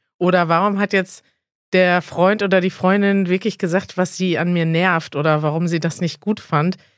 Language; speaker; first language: German; native; German